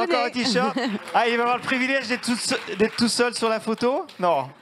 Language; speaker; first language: French; native; French